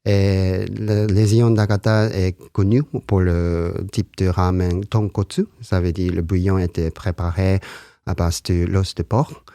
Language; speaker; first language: French; non-native, learner; Japanese